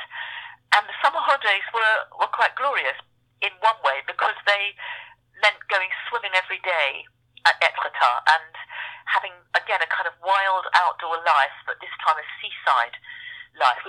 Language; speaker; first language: English; native; English